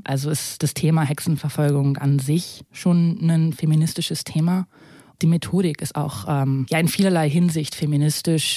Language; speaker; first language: German; native; German